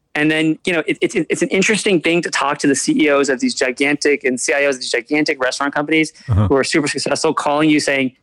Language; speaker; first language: English; native; English